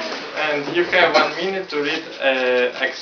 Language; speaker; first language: English; non-native, learner; Ukrainian